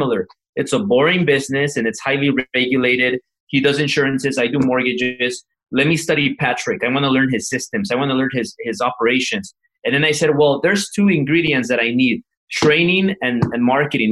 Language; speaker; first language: English; early bilingual, other home language; Spanish